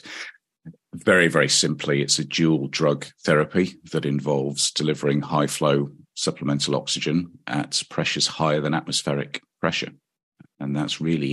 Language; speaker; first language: English; native; English